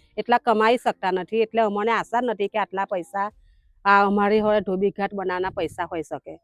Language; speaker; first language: Gujarati; native; Gujarati